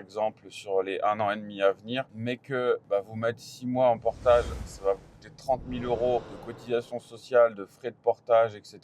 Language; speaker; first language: French; native; French